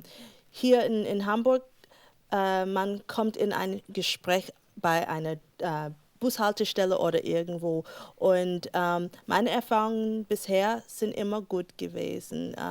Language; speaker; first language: German; non-native, fluent; English